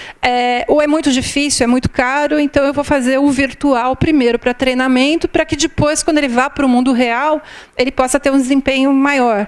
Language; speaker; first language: Portuguese; native; Portuguese